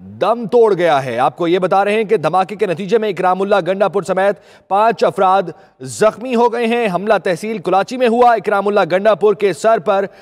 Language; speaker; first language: Urdu; native; Urdu